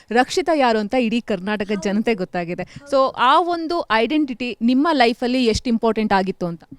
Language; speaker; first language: Kannada; native; Kannada